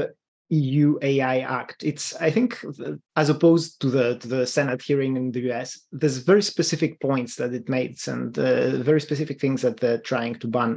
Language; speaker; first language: English; non-native, fluent; Greek